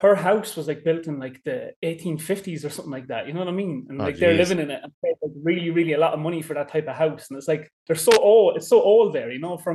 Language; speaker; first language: English; native; English